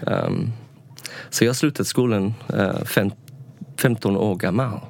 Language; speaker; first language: Swedish; non-native, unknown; English